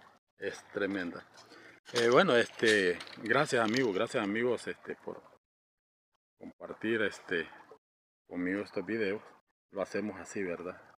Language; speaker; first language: Spanish; native; Spanish